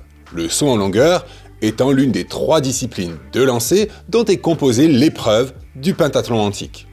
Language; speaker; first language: French; native; French